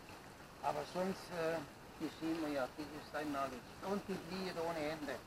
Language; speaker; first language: German; non-native, learner; Italian